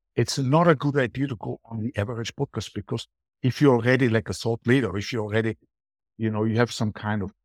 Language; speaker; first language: English; non-native, fluent; German